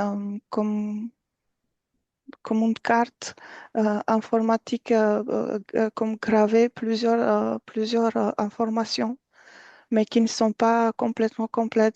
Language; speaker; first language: French; non-native, fluent; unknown